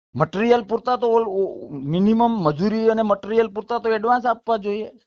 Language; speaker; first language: Gujarati; native; Gujarati